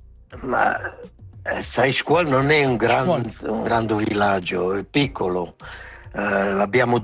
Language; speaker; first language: Italian; non-native, local second language; Romansh